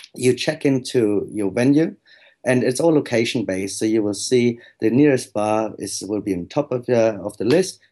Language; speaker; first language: English; non-native, fluent; German